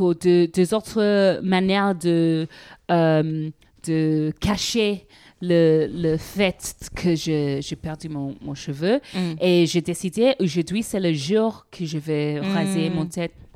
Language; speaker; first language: French; non-native, learner; English